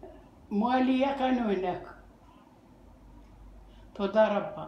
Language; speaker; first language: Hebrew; non-native, fluent; Arabic